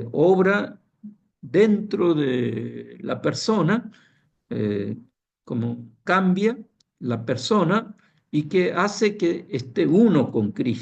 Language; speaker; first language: Spanish; non-native, fluent; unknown